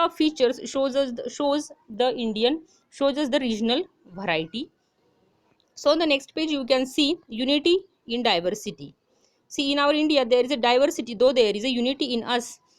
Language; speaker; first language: English; non-native, local second language; Marathi